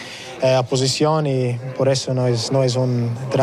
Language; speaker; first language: Spanish; non-native, learner; English